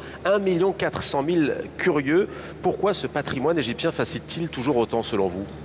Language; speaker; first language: French; native; French